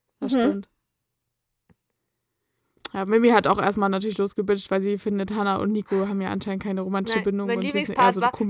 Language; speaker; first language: German; native; German